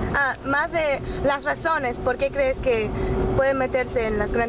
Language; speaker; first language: Spanish; non-native, learner; English